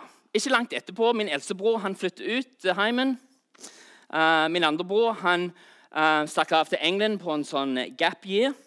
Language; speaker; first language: Norwegian; non-native, fluent; English